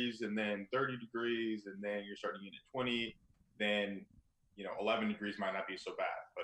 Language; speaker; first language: English; native; English